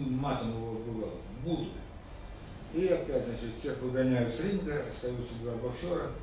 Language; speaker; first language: Russian; native; Russian